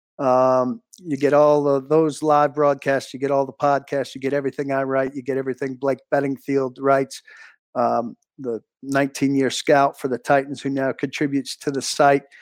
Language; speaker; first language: English; native; English